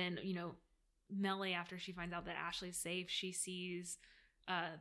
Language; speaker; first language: English; native; English